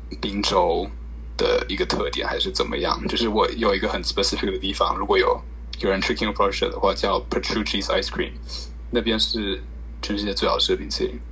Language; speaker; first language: Chinese; early bilingual, heritage; Chinese